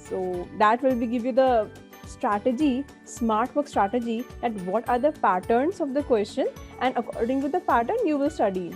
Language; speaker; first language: English; non-native, local second language; Hindi